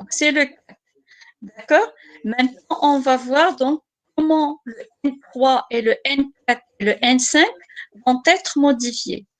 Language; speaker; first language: French; non-native, local second language; Arabic